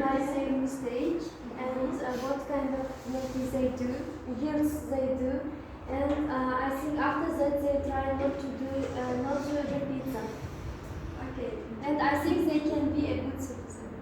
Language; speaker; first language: English; non-native, fluent; Uzbek